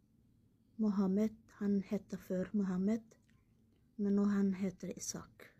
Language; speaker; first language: Norwegian; non-native, learner; Somali